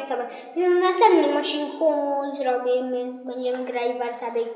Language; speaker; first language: Polish; early bilingual, heritage; Polish